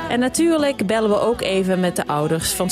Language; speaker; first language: Dutch; native; Dutch